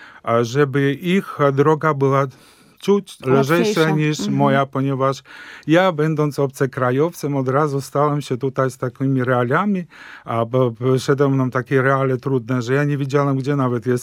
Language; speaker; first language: Polish; non-native, fluent; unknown